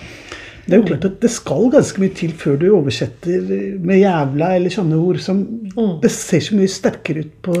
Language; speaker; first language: Norwegian; native; Norwegian